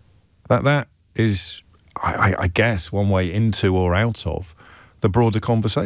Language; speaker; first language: English; native; English